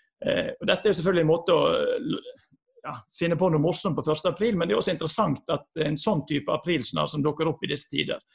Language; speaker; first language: Norwegian; native; Norwegian